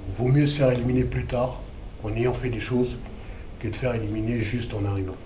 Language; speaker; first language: French; early bilingual, other home language; Lingala